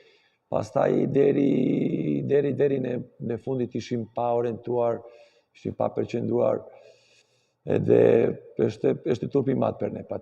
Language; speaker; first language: Albanian; non-native, learner; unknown